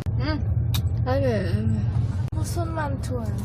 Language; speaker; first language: Korean; non-native, learner; Vietnamese